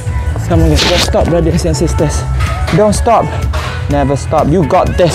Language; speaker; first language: English; non-native, local second language; Malay